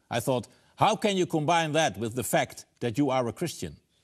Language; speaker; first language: English; non-native, fluent; Dutch